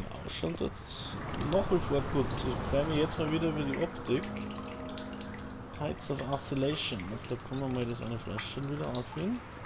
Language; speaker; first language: German; native; German